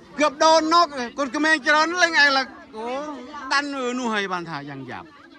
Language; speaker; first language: Thai; non-native, local second language; Northern Khmer